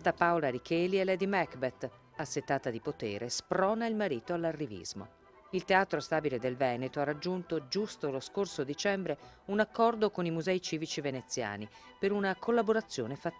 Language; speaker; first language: Italian; native; Italian